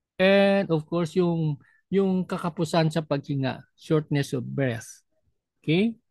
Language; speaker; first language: Filipino; non-native, local second language; Cebuano